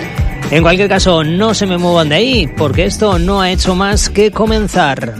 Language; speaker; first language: Spanish; native; Spanish